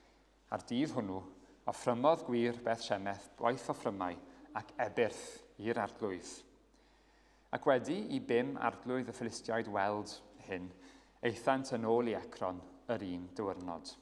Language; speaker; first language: Welsh; native; Welsh